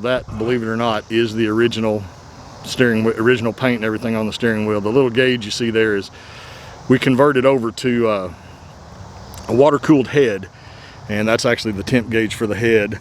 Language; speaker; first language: English; native; English